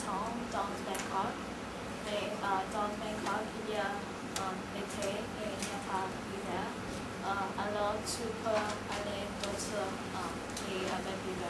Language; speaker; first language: French; non-native, learner; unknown